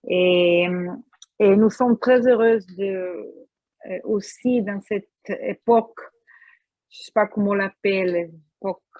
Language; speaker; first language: French; non-native, fluent; Hebrew